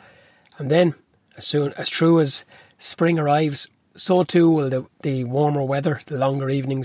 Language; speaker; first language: English; native; English